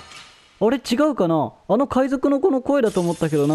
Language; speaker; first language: Japanese; native; Japanese